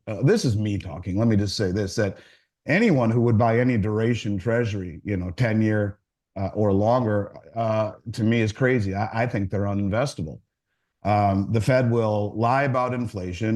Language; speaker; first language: English; native; English